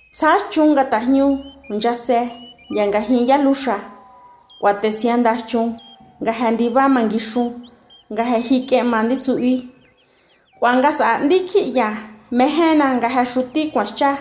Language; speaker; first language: Spanish; non-native, local second language; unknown